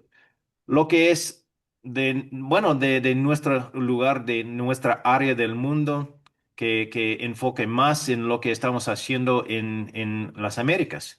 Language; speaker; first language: Spanish; non-native, fluent; English